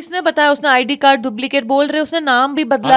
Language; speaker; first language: Hindi; native; Hindi